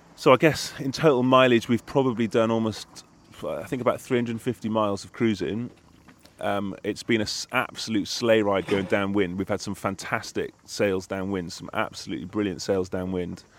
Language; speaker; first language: English; native; English